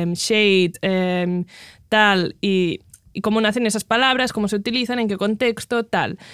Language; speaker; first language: Spanish; non-native, local second language; Catalan